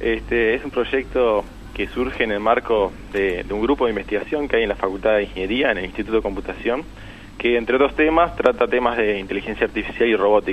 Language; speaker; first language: Spanish; native; Spanish